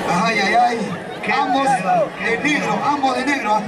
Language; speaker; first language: Spanish; native; Spanish